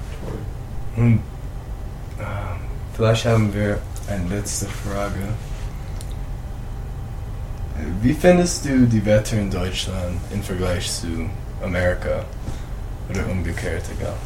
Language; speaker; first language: German; non-native, learner; English